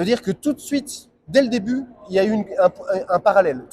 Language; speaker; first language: French; native; French